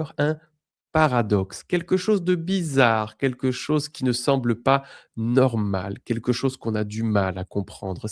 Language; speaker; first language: French; native; French